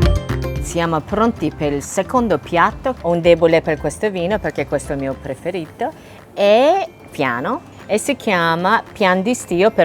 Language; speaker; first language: Italian; non-native, fluent; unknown